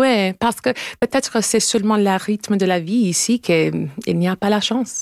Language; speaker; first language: French; non-native, local second language; English